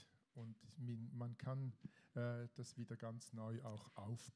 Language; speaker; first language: German; native; German